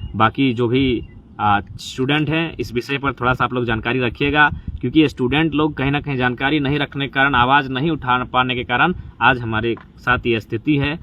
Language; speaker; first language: Hindi; non-native, local second language; Magahi